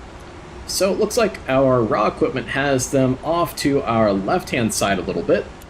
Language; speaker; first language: English; native; English